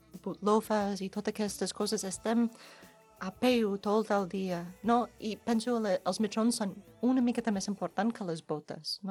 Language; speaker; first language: Catalan; non-native, learner; English